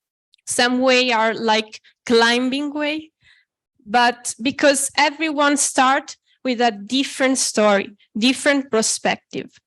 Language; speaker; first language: English; non-native, fluent; Italian